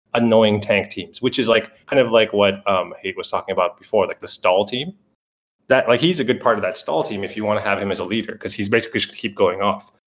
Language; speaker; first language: English; native; English